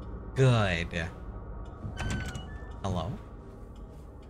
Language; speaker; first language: English; native; English